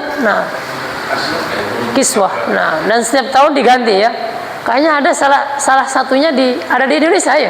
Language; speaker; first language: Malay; non-native, local second language; Javanese